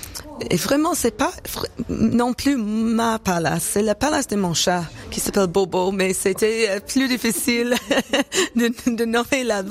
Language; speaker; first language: French; non-native, local second language; English